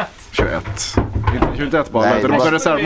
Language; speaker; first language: Swedish; native; Swedish